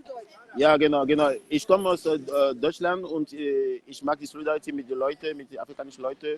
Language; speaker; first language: German; non-native, learner; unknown